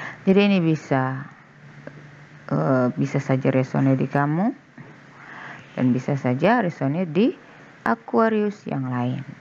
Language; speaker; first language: Indonesian; native; Indonesian